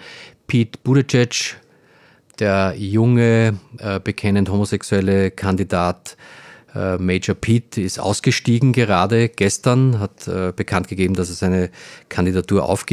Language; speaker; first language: German; native; German